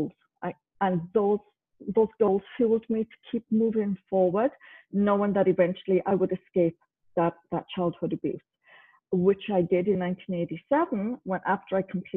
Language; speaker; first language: English; native; English